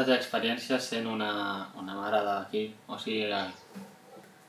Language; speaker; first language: Catalan; native; Catalan